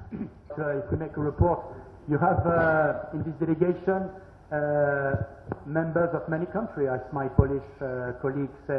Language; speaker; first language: English; non-native, learner; French